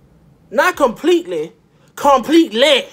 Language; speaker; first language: English; native; English